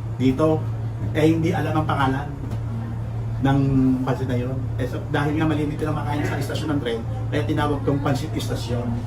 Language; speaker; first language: Filipino; native; Filipino